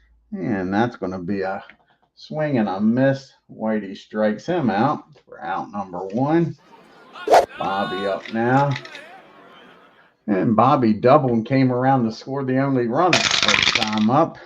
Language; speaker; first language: English; native; English